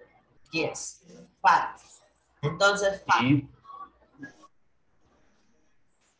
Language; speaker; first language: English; non-native, learner; Spanish